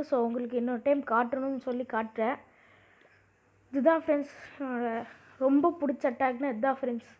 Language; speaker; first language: Tamil; native; Tamil